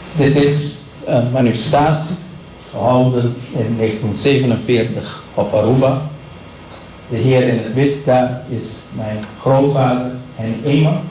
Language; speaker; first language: Dutch; non-native, local second language; Papiamento